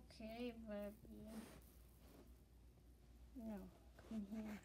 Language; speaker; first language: English; native; English